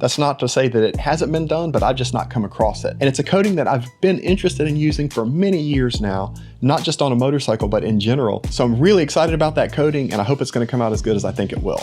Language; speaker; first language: English; native; English